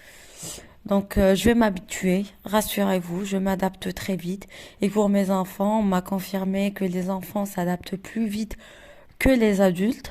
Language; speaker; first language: French; non-native, local second language; Arabic